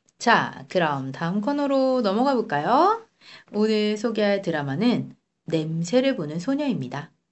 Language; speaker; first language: Korean; native; Korean